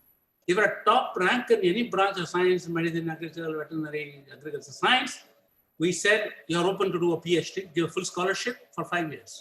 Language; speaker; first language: English; non-native, local second language; Tamil